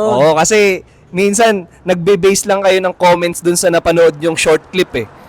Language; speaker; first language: Filipino; native; Filipino